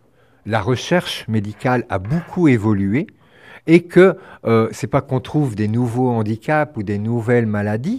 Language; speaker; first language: French; native; French